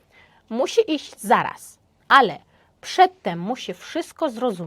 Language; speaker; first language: Polish; non-native, fluent; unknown